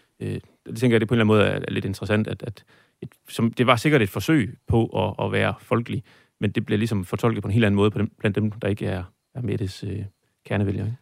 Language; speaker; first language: Danish; native; Danish